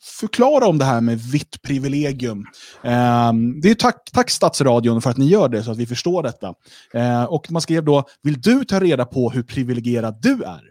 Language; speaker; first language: Swedish; native; Swedish